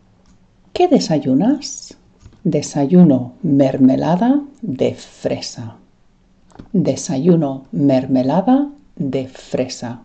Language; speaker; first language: Spanish; non-native, fluent; English